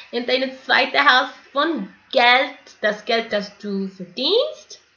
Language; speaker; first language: German; non-native, fluent; English